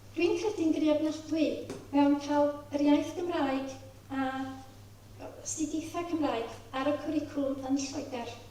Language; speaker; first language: Welsh; native; Welsh